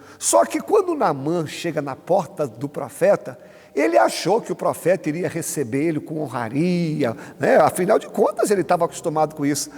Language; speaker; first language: Portuguese; native; Portuguese